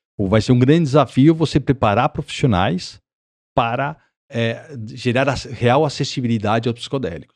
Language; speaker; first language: Portuguese; early bilingual, other home language; Spanish